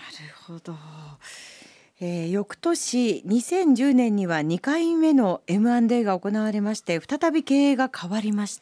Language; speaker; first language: Japanese; native; Japanese